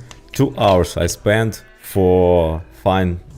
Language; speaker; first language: English; non-native, learner; Ukrainian